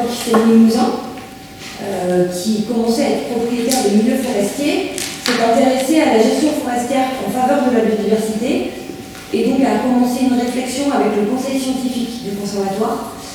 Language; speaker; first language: French; native; French